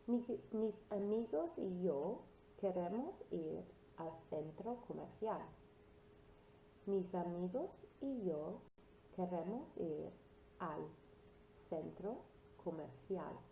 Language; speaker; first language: Spanish; non-native, fluent; English